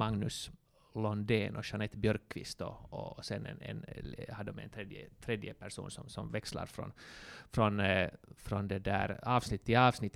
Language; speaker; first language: Swedish; non-native, local second language; Finnish